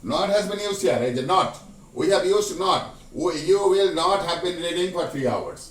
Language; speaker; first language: English; non-native, local second language; Bangla